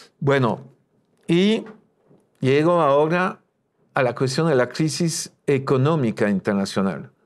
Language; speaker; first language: Spanish; non-native, fluent; French